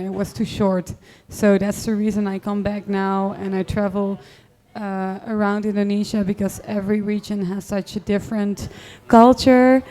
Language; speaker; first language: English; non-native, fluent; Dutch